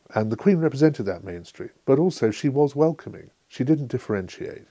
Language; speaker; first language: English; native; English